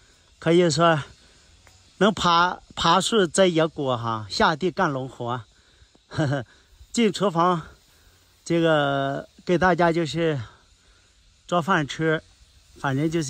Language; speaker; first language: Chinese; native; Chinese